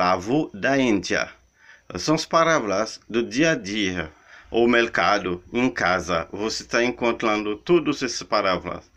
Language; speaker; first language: Portuguese; non-native, learner; Haitian Creole